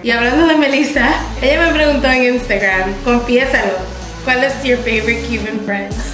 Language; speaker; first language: English; early bilingual, other home language; Spanish